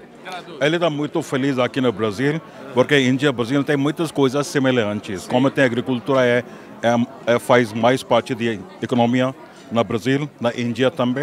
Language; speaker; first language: Portuguese; non-native, fluent; Hindi